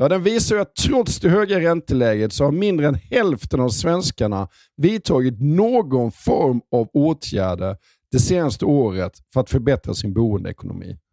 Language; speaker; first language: Swedish; native; Swedish